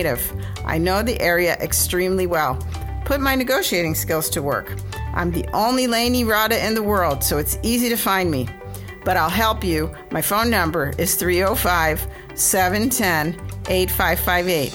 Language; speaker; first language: English; native; English